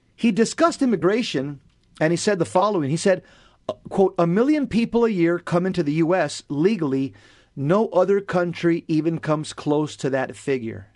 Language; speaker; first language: English; early bilingual, other home language; Spanish